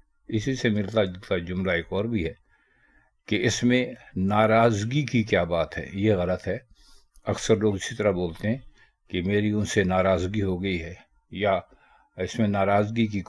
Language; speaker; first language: Urdu; native; Urdu